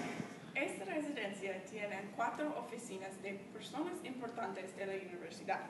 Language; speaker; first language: Spanish; non-native, learner; English